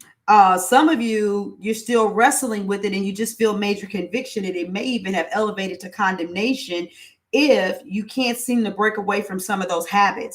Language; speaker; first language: English; native; English